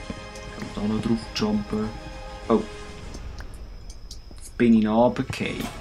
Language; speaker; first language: German; native; German